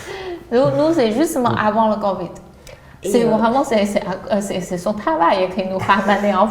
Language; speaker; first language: French; non-native, learner; Chinese